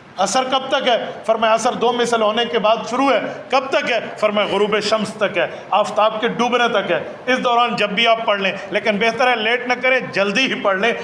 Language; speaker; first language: Urdu; non-native, local second language; Saraiki